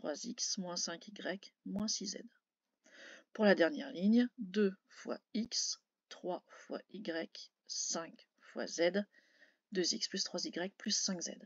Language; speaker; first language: French; native; French